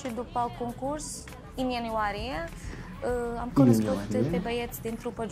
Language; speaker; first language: Romanian; non-native, learner; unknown